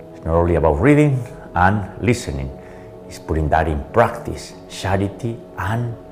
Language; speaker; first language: English; non-native, fluent; Spanish